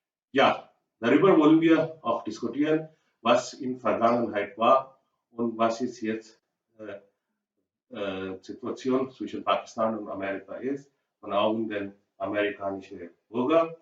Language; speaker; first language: German; non-native, learner; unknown